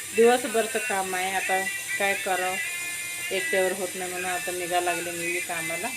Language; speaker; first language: Marathi; non-native, local second language; Kannada